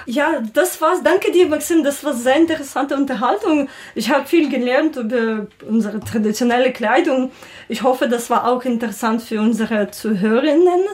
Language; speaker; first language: German; non-native, learner; Ukrainian